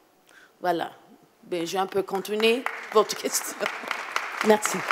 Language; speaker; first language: French; non-native, fluent; English